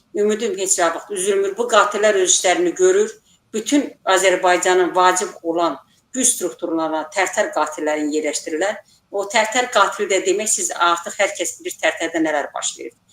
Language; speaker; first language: Azerbaijani; native; Azerbaijani